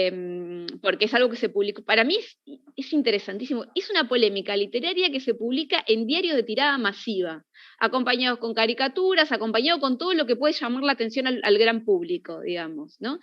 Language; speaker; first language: Spanish; native; Spanish